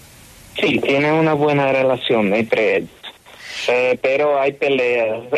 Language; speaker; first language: Spanish; non-native, learner; Portuguese